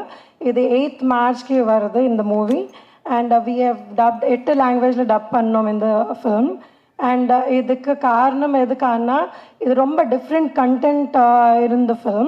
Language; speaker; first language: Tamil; non-native, learner; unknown